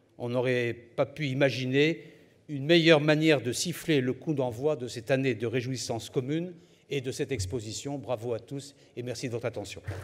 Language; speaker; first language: French; native; French